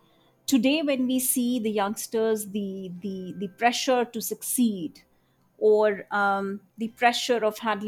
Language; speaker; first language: English; non-native, local second language; Bangla